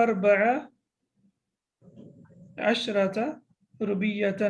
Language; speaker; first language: Arabic; non-native, fluent; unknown